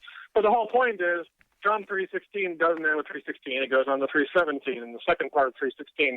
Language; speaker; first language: English; native; English